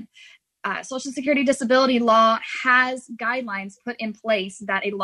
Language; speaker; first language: English; native; English